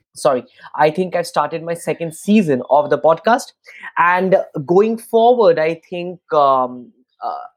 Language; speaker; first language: English; non-native, local second language; Bangla